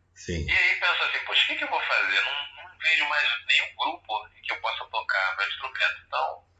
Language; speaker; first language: Portuguese; native; Portuguese